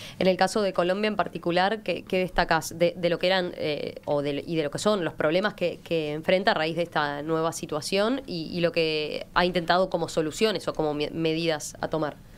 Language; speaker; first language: Spanish; native; Spanish